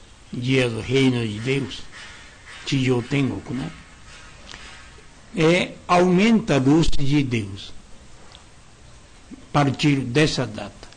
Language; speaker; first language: Portuguese; non-native, learner; Japanese